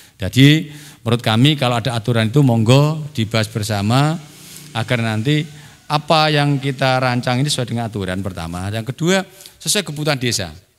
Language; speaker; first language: Indonesian; non-native, local second language; Javanese